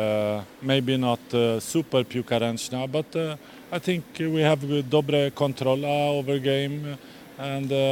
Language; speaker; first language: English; non-native, learner; Swedish